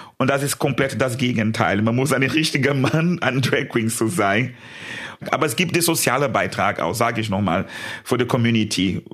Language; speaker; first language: German; non-native, fluent; Portuguese